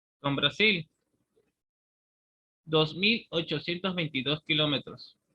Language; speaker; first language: Spanish; native; Spanish